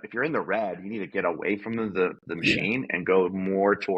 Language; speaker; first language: English; native; English